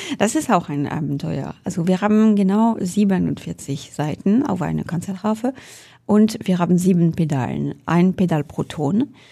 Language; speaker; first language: German; non-native, fluent; French